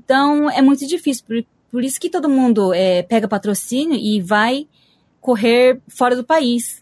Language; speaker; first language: Portuguese; early bilingual, heritage; Portuguese